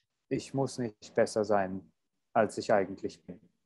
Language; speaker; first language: German; native; German